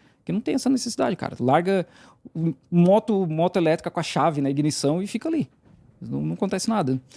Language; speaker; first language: Portuguese; native; Portuguese